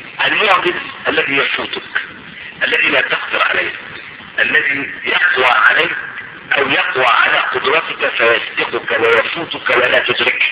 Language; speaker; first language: Arabic; native; Arabic